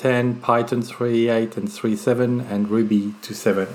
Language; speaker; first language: English; non-native, fluent; French